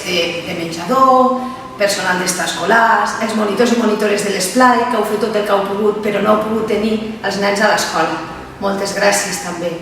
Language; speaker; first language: Catalan; native; Catalan